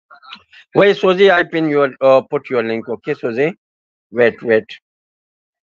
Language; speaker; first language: English; non-native, learner; Urdu